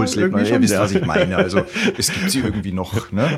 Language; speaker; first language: German; native; German